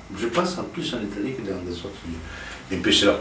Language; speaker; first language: French; non-native, fluent; Italian